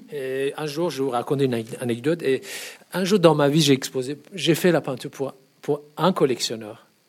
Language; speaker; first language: French; non-native, fluent; Persian